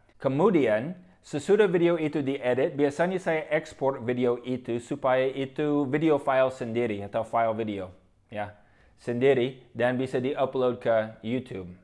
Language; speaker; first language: Indonesian; non-native, fluent; English